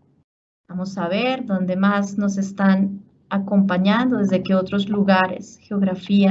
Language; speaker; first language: Spanish; native; Spanish